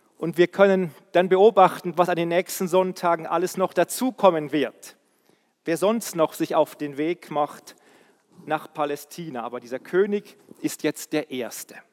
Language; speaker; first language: German; native; German